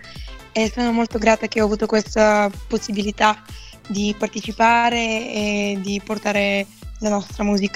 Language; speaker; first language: Italian; non-native, fluent; Bulgarian